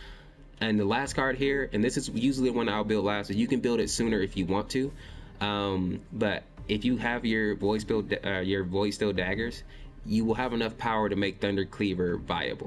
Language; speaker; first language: English; native; English